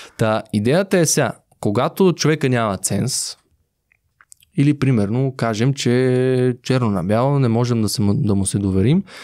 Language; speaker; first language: Bulgarian; native; Bulgarian